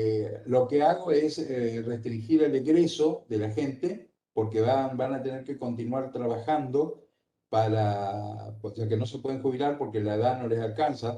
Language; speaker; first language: Spanish; native; Spanish